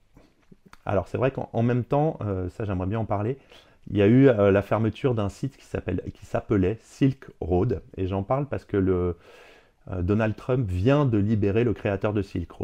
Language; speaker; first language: French; native; French